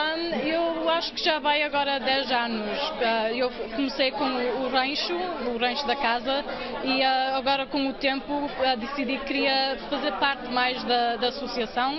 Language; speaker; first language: Portuguese; early bilingual, heritage; Portuguese